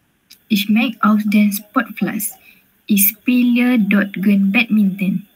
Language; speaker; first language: German; non-native, learner; Malay